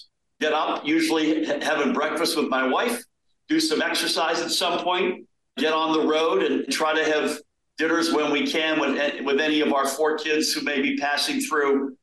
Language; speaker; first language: English; native; English